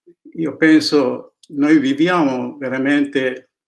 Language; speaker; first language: Italian; non-native, learner; Sinhala